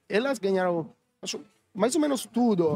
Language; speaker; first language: Portuguese; non-native, learner; Italian